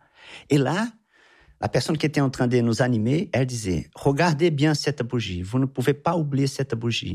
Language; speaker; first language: French; non-native, fluent; Portuguese